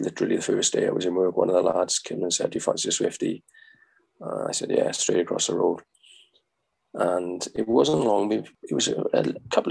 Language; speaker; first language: English; native; English